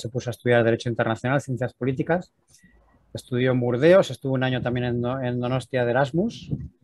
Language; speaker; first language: Spanish; native; Spanish